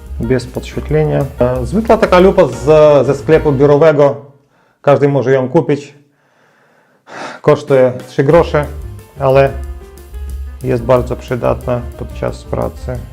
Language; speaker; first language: Polish; non-native, learner; Ukrainian